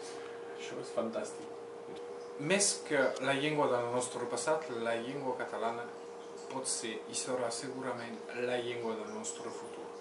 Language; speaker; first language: Catalan; non-native, local second language; French